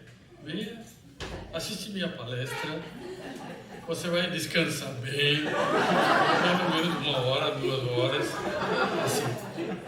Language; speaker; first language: Portuguese; non-native, fluent; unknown